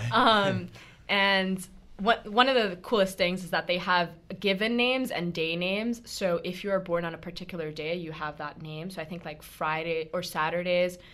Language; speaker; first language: English; early bilingual, other home language; Spanish